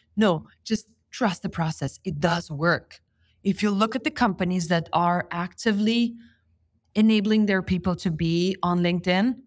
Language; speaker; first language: English; non-native, fluent; Lithuanian